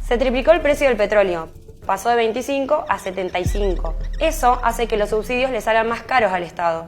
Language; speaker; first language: Spanish; native; Spanish